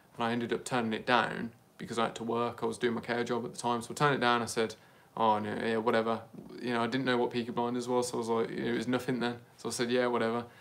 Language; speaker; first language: English; native; English